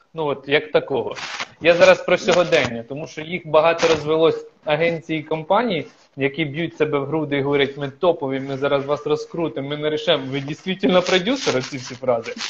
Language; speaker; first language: Ukrainian; native; Ukrainian